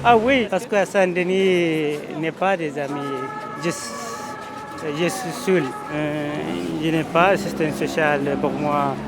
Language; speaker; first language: French; non-native, learner; Amharic